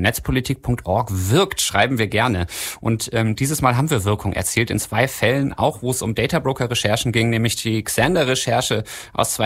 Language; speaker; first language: German; native; German